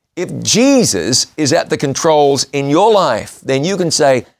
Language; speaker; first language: English; native; English